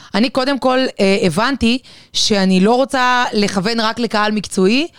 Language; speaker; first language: Hebrew; non-native, fluent; Bulgarian